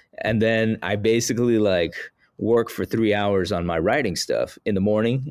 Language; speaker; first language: English; early bilingual, other home language; Spanish